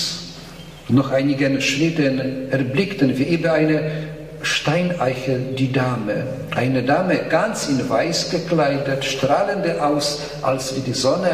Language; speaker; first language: German; non-native, fluent; Polish